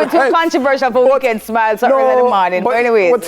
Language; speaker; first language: English; native; English